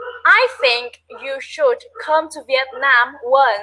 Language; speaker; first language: English; non-native, learner; Vietnamese